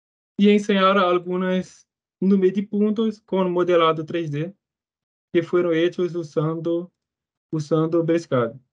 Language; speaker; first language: Spanish; non-native, fluent; Portuguese